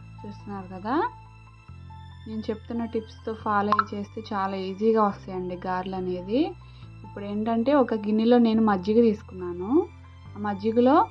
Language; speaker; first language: Telugu; native; Telugu